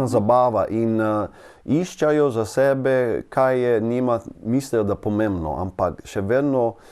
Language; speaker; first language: Slovenian; non-native, learner; English